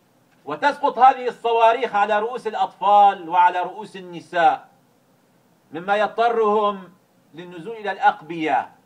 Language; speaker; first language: Arabic; native; Arabic